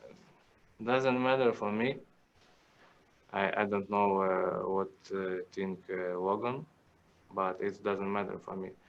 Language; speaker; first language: English; non-native, learner; Russian